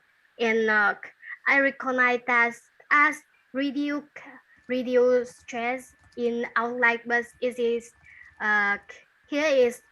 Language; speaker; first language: English; non-native, learner; Vietnamese